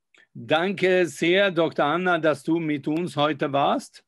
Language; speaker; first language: German; non-native, fluent; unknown